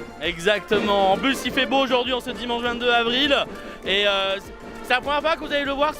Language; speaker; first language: French; native; French